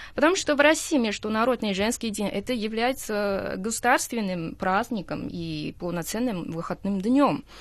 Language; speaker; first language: Russian; non-native, fluent; Chinese